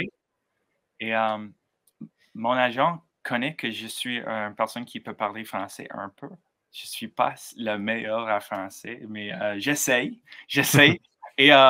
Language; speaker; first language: French; non-native, learner; English